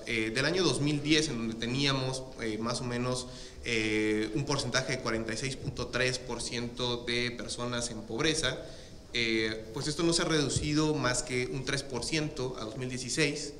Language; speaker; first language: Spanish; native; Spanish